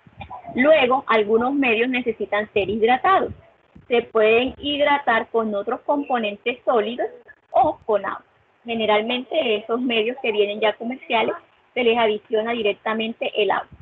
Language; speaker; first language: Spanish; native; Spanish